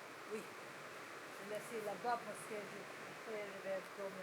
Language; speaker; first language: French; non-native, fluent; German